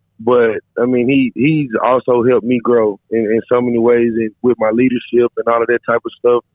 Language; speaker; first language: English; native; English